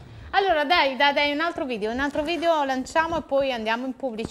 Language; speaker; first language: Italian; native; Italian